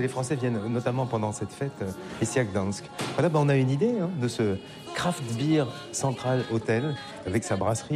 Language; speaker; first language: French; native; French